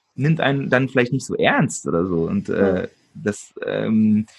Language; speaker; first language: German; native; German